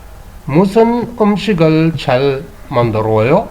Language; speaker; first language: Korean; non-native, fluent; Urdu